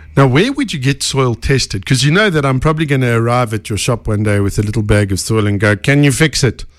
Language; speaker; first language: English; native; English